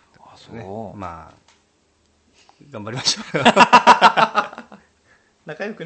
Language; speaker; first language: Japanese; native; Japanese